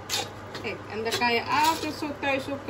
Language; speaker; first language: Dutch; non-native, local second language; Caribbean Hindustani